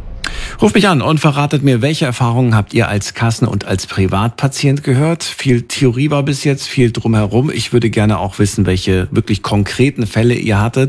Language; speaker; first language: German; native; German